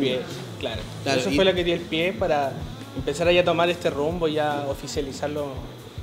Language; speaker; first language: Spanish; native; Spanish